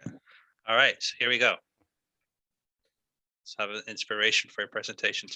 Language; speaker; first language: English; non-native, fluent; Spanish